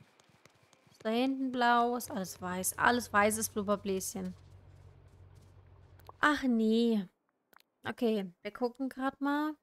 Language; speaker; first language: German; native; German